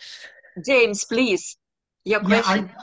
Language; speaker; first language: English; non-native, learner; Ukrainian